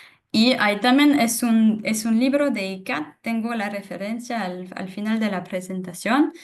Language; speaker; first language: Spanish; non-native, fluent; French